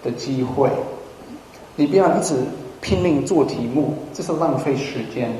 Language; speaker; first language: Chinese; non-native, fluent; English